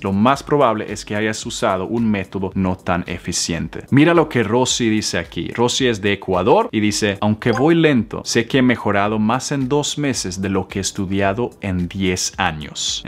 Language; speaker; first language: Spanish; non-native, fluent; Swedish